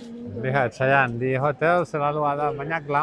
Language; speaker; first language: Indonesian; non-native, learner; Spanish